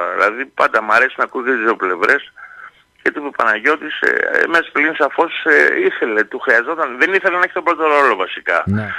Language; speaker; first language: Greek; native; Greek